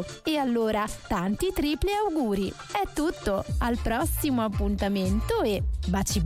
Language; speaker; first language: Italian; native; Italian